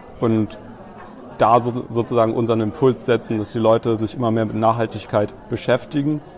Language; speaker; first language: German; native; German